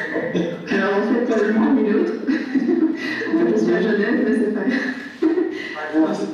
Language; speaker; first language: French; native; French